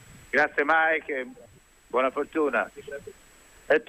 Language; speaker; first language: Italian; native; Italian